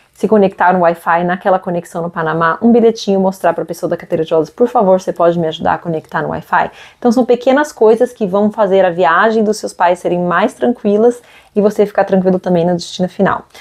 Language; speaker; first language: Portuguese; native; Portuguese